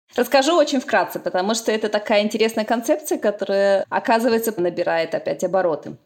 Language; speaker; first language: Russian; native; Russian